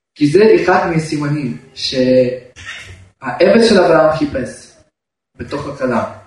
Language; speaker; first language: Hebrew; non-native, fluent; Russian